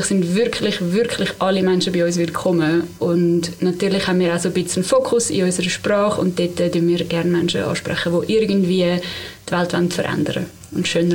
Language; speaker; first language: German; native; German